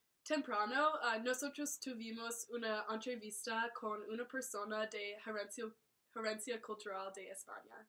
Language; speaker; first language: Spanish; non-native, learner; English